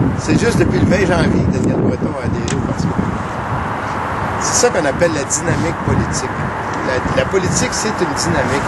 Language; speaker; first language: French; native; French